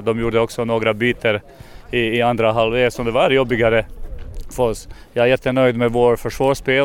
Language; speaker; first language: Swedish; non-native, fluent; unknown